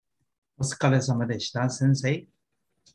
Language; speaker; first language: Japanese; non-native, learner; Chinese